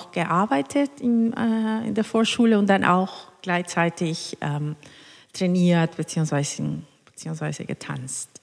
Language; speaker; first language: German; non-native, fluent; Spanish